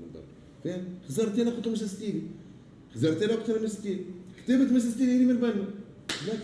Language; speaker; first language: Arabic; native; Arabic